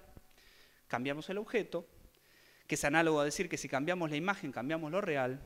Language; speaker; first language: Spanish; native; Spanish